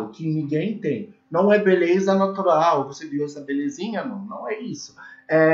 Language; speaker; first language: Portuguese; non-native, learner; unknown